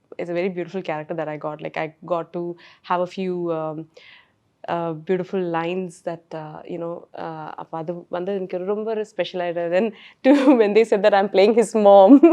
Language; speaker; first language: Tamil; non-native, learner; Malayalam